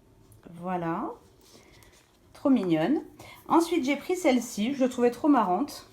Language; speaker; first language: French; native; French